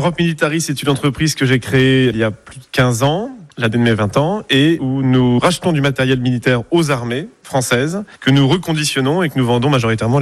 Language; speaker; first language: French; native; French